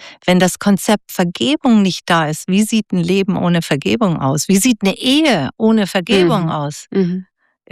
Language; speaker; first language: German; native; German